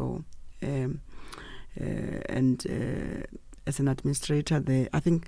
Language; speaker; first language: English; non-native, local second language; Tswana